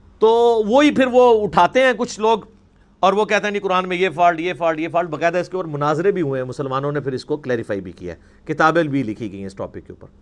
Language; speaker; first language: Urdu; non-native, local second language; Punjabi